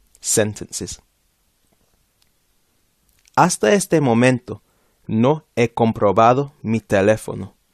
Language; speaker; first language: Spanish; non-native, fluent; English